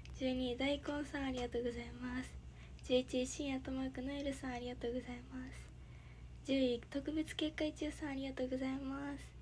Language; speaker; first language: Japanese; native; Japanese